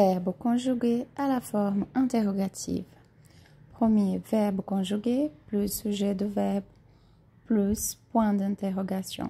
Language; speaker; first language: French; non-native, fluent; Portuguese